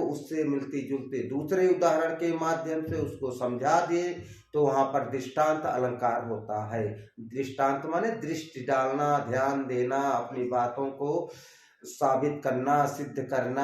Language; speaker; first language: Hindi; native; Hindi